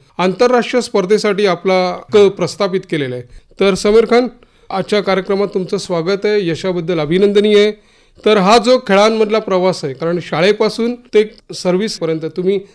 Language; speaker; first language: Marathi; native; Marathi